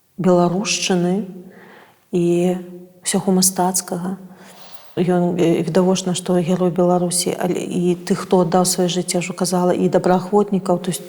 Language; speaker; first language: Belarusian; non-native, local second language; Russian